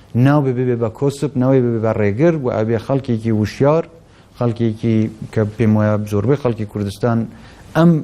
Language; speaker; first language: Central Kurdish; non-native, local second language; Kurdish